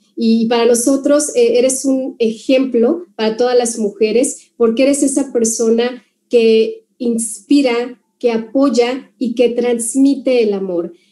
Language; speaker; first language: Spanish; native; Spanish